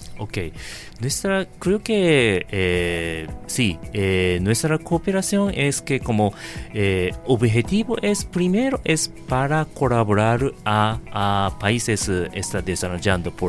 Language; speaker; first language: Spanish; non-native, learner; Japanese